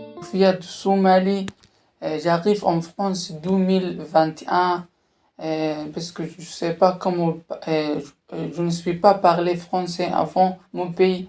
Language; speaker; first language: French; non-native, learner; Somali